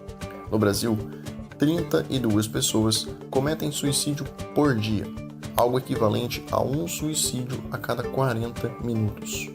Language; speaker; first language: Portuguese; native; Portuguese